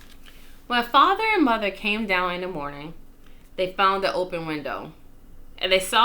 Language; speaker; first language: English; native; English